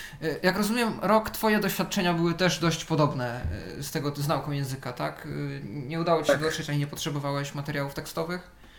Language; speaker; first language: Polish; native; Polish